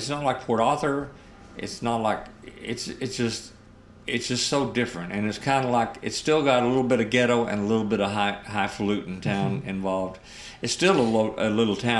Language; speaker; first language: English; native; English